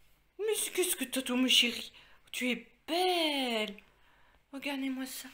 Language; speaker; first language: French; native; French